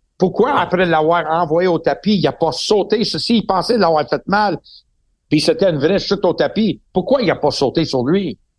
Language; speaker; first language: French; non-native, local second language; English